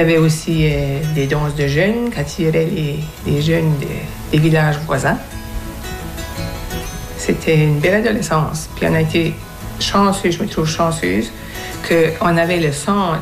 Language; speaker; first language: French; native; French